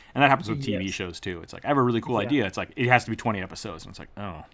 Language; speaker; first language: English; native; English